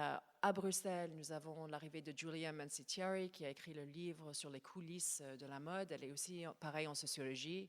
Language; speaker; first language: French; non-native, fluent; English